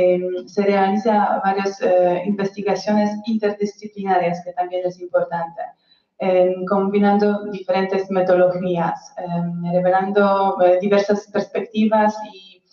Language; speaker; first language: Spanish; non-native, fluent; Polish